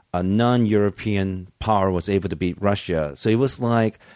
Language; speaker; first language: English; early bilingual, other home language; Japanese